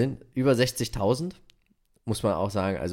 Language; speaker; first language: German; native; German